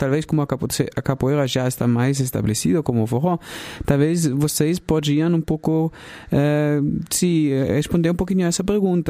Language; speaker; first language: Portuguese; non-native, fluent; German